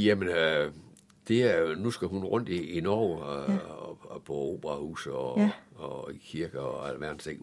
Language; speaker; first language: Danish; native; Danish